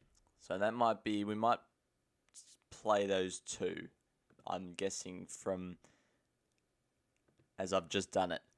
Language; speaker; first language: English; native; English